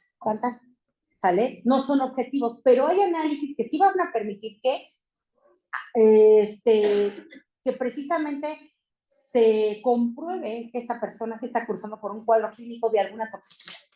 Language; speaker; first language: Spanish; native; Spanish